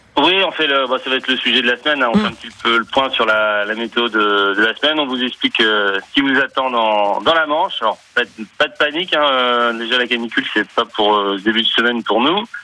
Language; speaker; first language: French; native; French